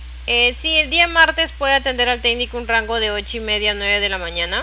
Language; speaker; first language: Spanish; native; Spanish